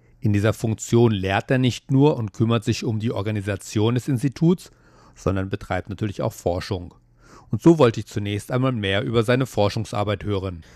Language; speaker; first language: German; non-native, fluent; Chinese